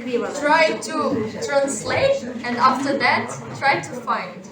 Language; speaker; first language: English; non-native, learner; Ukrainian